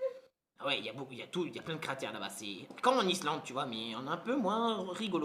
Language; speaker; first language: French; native; French